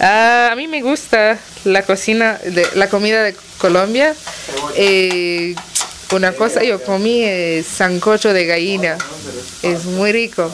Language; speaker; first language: Spanish; non-native, learner; Tamil